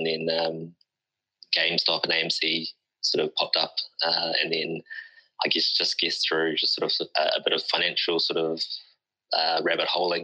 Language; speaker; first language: English; native; English